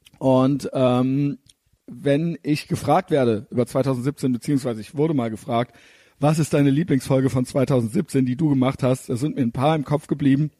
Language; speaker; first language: German; native; German